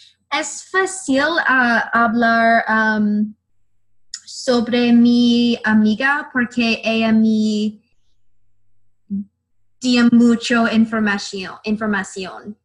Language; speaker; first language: Spanish; non-native, learner; English